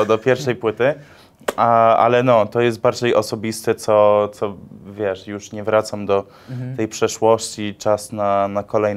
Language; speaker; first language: Polish; early bilingual, heritage; English